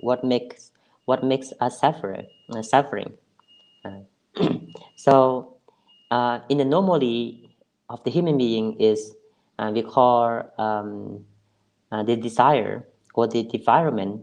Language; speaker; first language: English; non-native, fluent; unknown